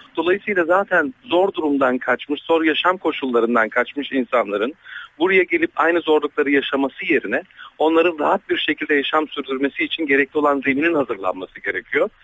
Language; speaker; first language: Turkish; early bilingual, other home language; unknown